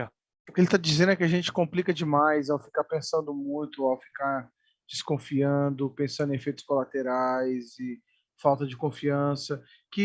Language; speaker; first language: Portuguese; native; Portuguese